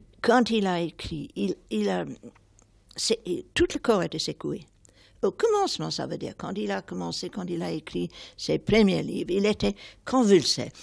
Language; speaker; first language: French; non-native, fluent; English